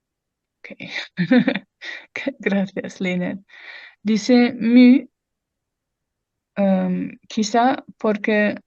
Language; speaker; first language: Spanish; non-native, fluent; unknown